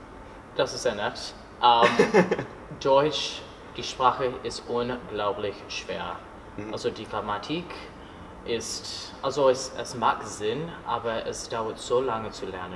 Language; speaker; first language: German; non-native, learner; English